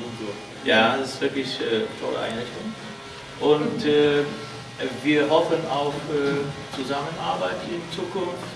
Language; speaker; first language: German; non-native, fluent; Polish